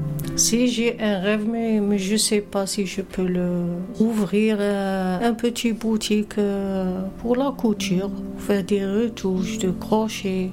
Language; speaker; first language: French; non-native, fluent; Arabic